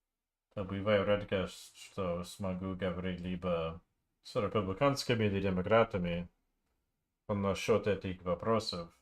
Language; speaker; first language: Russian; non-native, learner; English